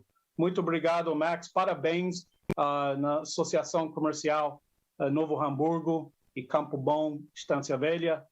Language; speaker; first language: Portuguese; non-native, fluent; English